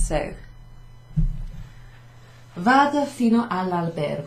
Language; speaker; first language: Italian; non-native, fluent; English